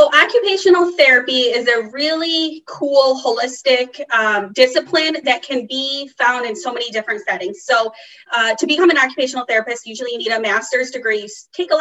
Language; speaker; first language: English; native; English